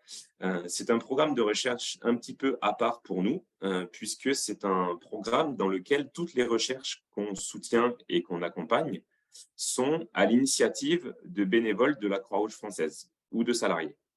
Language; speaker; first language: French; native; French